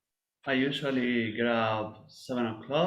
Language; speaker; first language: English; non-native, learner; Spanish